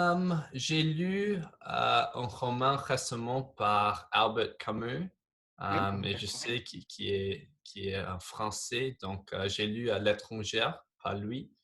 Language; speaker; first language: French; non-native, fluent; English